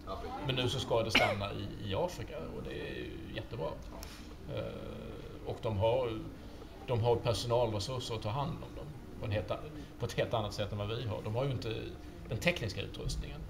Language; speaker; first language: Swedish; native; Swedish